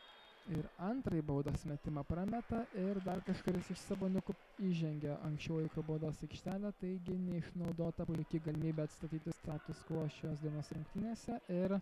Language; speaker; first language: Lithuanian; native; Lithuanian